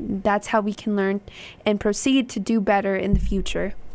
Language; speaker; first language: English; early bilingual, other home language; Spanish